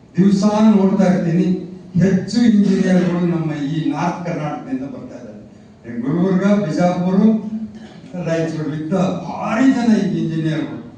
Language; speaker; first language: Kannada; non-native, local second language; Lambadi